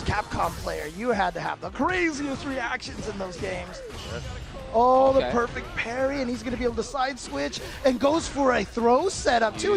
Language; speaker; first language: English; native; English